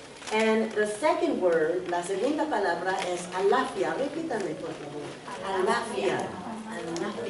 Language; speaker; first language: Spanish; non-native, learner; English